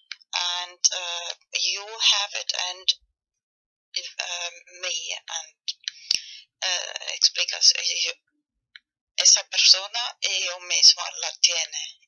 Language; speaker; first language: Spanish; non-native, fluent; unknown